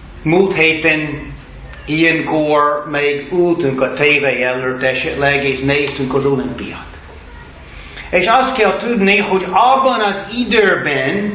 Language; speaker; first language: Hungarian; non-native, learner; English